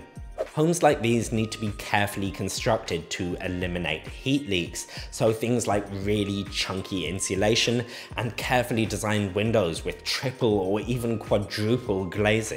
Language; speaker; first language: English; native; English